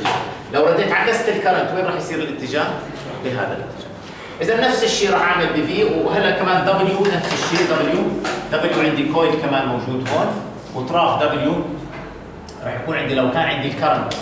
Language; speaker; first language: Arabic; native; Arabic